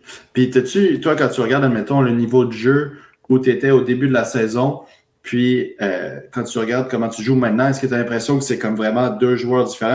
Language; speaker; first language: French; native; French